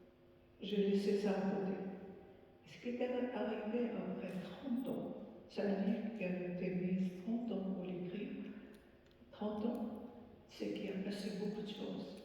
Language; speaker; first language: French; non-native, fluent; Arabic